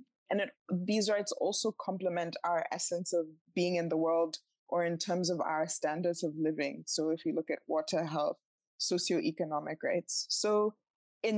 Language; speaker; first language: English; non-native, local second language; Tswana